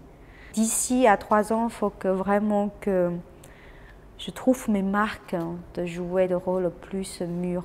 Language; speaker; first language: French; non-native, fluent; Chinese